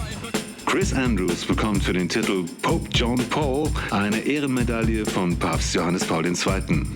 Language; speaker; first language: German; native; German